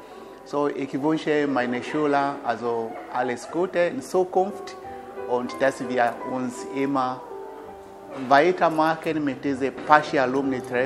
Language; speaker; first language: German; non-native, fluent; Swahili